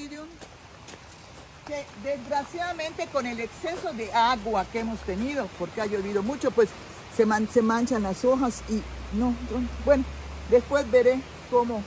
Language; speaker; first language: Spanish; native; Spanish